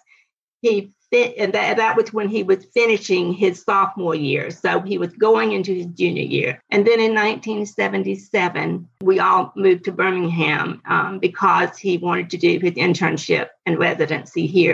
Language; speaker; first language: English; native; English